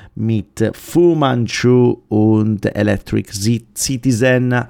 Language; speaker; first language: German; non-native, fluent; Italian